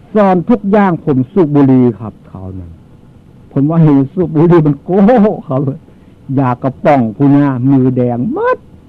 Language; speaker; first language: Thai; native; Thai